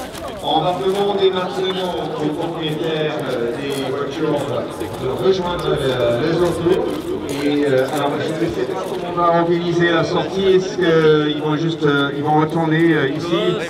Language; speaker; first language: French; native; French